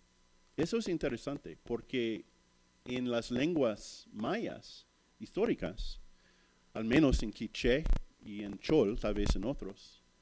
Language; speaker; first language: Spanish; non-native, fluent; English